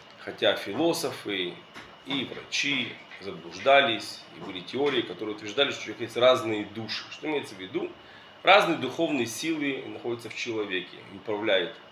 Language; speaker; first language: Russian; early bilingual, heritage; Russian